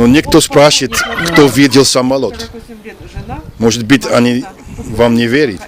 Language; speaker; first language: Russian; non-native, learner; Dutch